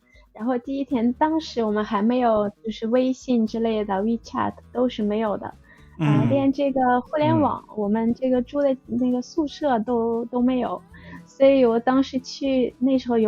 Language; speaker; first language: Chinese; non-native, fluent; Russian